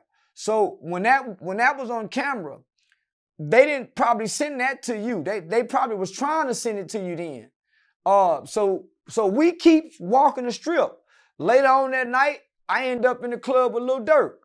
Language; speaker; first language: English; native; English